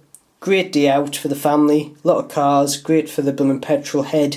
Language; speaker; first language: English; native; English